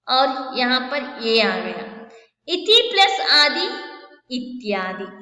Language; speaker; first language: Hindi; non-native, local second language; Kannada